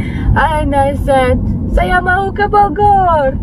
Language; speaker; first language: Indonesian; non-native, learner; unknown